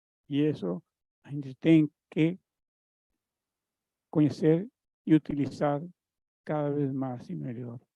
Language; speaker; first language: Portuguese; non-native, fluent; Spanish